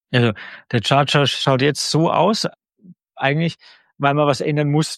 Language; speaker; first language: German; native; German